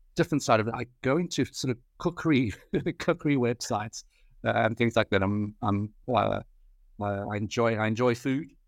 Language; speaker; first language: English; native; English